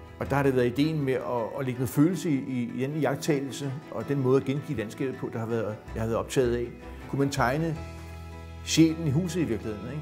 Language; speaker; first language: Danish; native; Danish